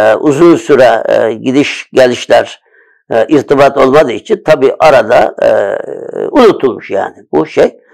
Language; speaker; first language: Turkish; early bilingual, other home language; Uyghur